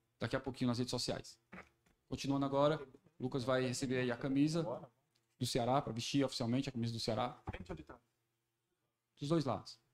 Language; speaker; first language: Portuguese; native; Portuguese